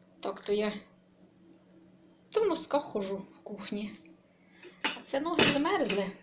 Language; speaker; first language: Ukrainian; native; Ukrainian